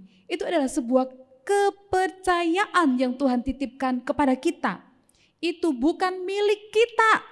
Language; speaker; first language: Indonesian; native; Indonesian